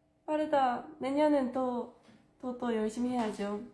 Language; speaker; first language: Korean; non-native, fluent; Japanese